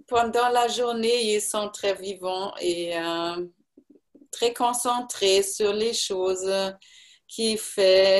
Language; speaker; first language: French; non-native, learner; German